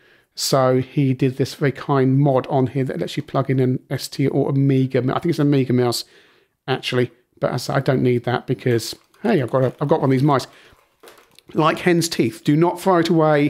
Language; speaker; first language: English; native; English